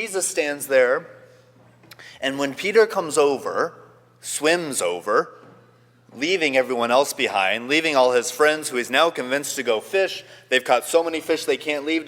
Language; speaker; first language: English; native; English